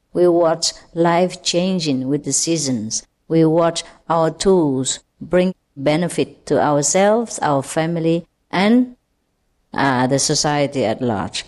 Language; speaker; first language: English; non-native, fluent; Vietnamese